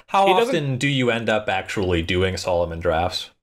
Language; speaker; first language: English; native; English